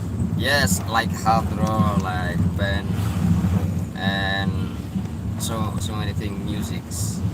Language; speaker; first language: English; non-native, learner; Indonesian